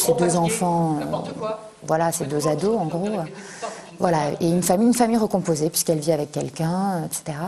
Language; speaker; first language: French; native; French